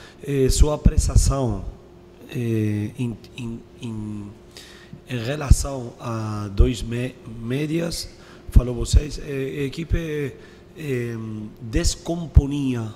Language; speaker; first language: Portuguese; non-native, learner; Spanish